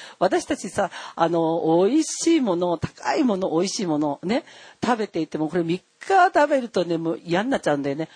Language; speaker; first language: Japanese; non-native, fluent; Korean